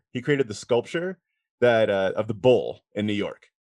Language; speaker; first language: English; native; English